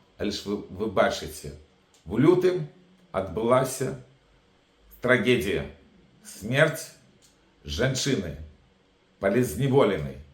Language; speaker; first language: Belarusian; native; Belarusian